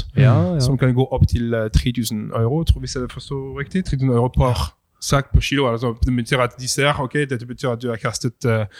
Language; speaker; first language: Norwegian; non-native, fluent; French